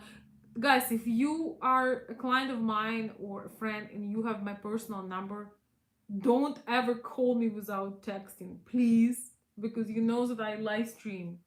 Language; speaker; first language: English; non-native, fluent; Russian